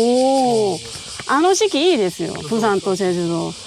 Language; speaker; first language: Japanese; non-native, learner; Korean